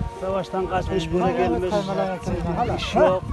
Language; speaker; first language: Turkish; non-native, learner; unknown